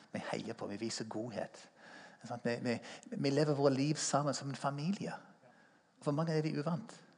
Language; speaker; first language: Norwegian; non-native, fluent; English